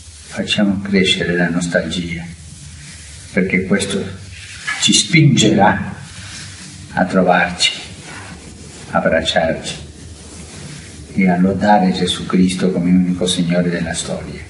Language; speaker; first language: Italian; non-native, fluent; Spanish